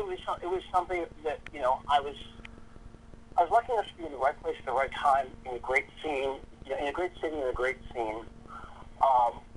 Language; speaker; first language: English; native; English